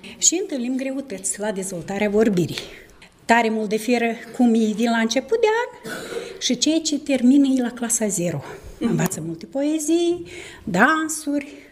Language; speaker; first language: Romanian; native; Romanian